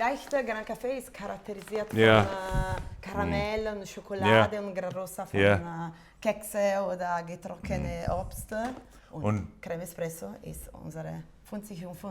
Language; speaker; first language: German; non-native, fluent; Italian